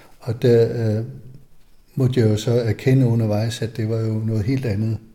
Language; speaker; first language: Danish; native; Danish